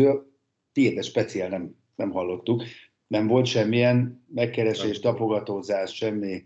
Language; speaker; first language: Hungarian; native; Hungarian